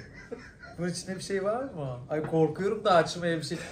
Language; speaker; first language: Turkish; native; Turkish